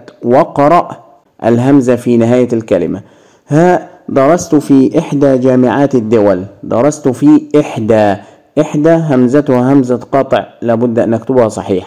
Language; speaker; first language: Arabic; native; Arabic